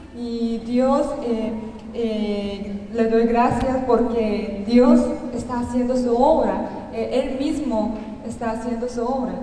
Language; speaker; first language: Spanish; non-native, learner; Korean